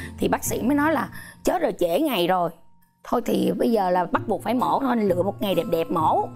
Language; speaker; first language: Vietnamese; non-native, local second language; Khmer